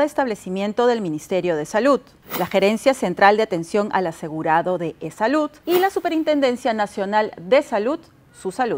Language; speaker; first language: Spanish; native; Spanish